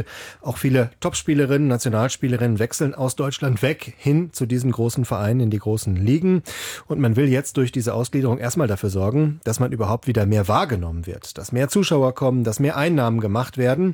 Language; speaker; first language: German; native; German